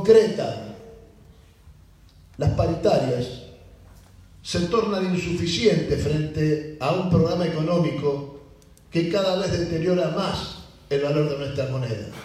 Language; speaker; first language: Spanish; native; Spanish